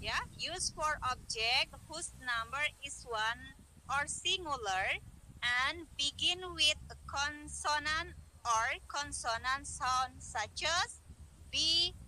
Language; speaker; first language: English; non-native, learner; Indonesian